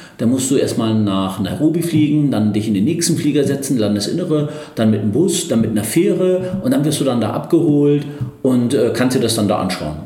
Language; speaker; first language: German; early bilingual, other home language; Turkish